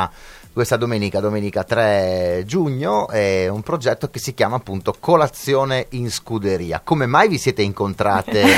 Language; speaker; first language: Italian; native; Italian